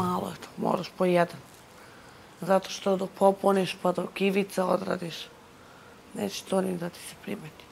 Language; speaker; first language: Serbian; native; Serbian